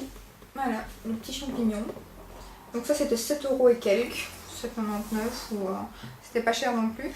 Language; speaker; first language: French; native; French